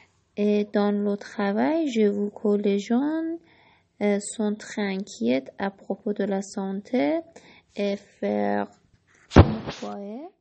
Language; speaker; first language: French; non-native, learner; Persian